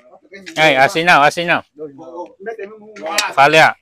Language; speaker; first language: Portuguese; non-native, learner; Vietnamese